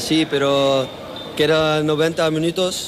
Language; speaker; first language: Spanish; non-native, learner; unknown